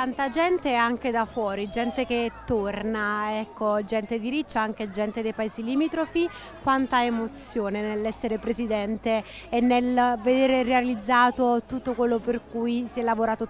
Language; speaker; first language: Italian; native; Italian